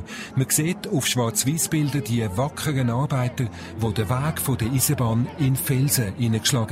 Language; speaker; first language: German; native; German